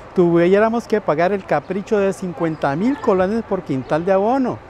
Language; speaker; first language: Spanish; native; Spanish